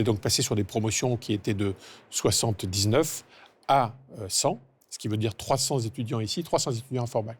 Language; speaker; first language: French; native; French